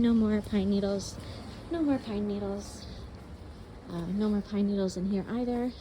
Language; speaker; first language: English; native; English